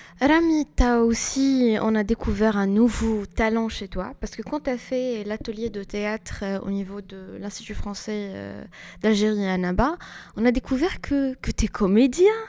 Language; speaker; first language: French; non-native, local second language; Arabic